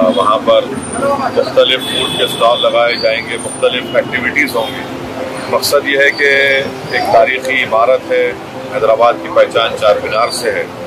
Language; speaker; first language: Urdu; native; Urdu